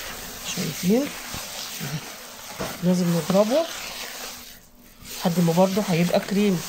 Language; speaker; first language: Arabic; native; Arabic